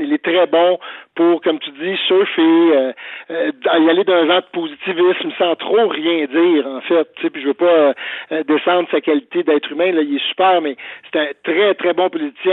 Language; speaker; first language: French; native; French